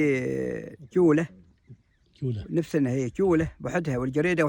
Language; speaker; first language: Arabic; native; Arabic